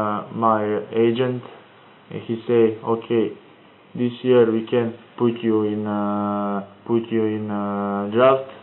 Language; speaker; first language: English; non-native, learner; Croatian